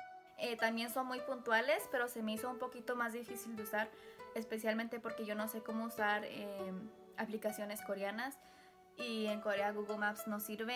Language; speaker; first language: Spanish; early bilingual, heritage; Spanish